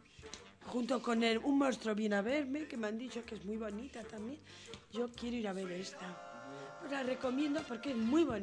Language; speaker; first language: Spanish; native; Spanish